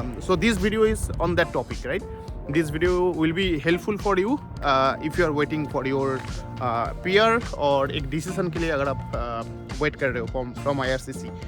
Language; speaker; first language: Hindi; non-native, local second language; Bangla